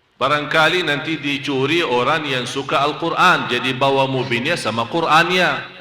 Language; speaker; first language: Malay; non-native, fluent; Arabic